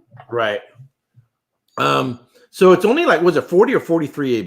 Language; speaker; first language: English; native; English